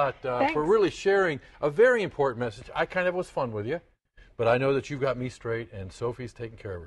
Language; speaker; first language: English; native; English